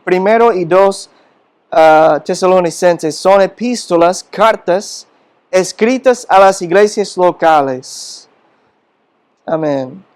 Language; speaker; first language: Spanish; non-native, fluent; English